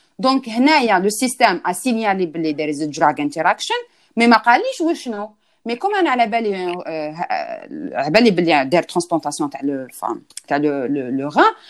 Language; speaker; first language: French; non-native, local second language; Arabic